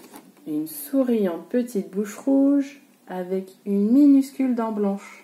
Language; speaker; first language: French; native; French